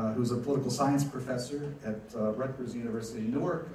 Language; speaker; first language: English; early bilingual, other home language; Ukrainian